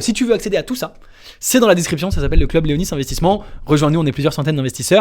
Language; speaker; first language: French; native; French